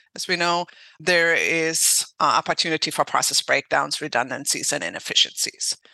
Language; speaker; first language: English; non-native, fluent; German